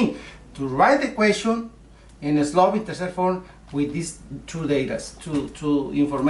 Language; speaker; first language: English; non-native, learner; Spanish